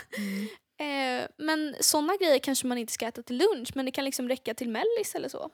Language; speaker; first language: Swedish; native; Swedish